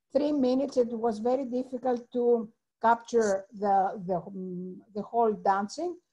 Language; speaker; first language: English; non-native, fluent; Greek